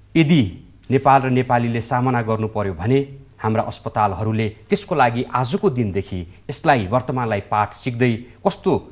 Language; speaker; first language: Nepali; native; Nepali